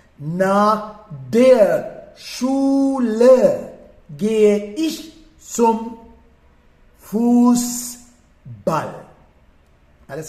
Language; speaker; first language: German; non-native, fluent; Sinhala